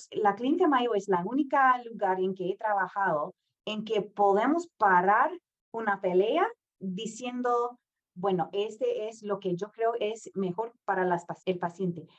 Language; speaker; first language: Spanish; non-native, fluent; English